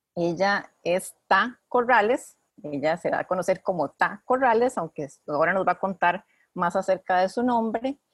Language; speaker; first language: Spanish; native; Spanish